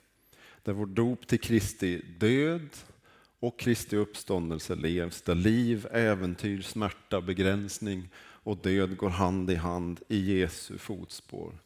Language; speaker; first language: Swedish; native; Swedish